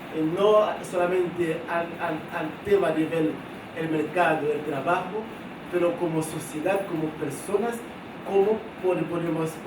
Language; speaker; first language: Spanish; non-native, fluent; Haitian Creole